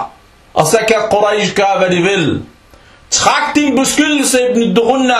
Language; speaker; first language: Danish; early bilingual, other home language; Arabic